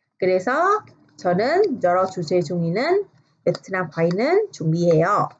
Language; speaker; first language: Korean; non-native, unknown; Vietnamese